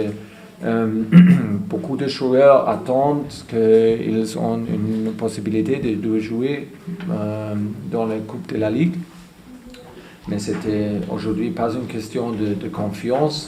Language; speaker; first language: French; non-native, fluent; German